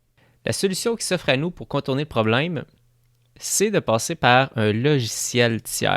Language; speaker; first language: French; native; French